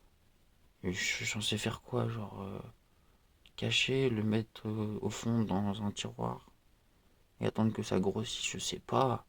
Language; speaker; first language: French; native; French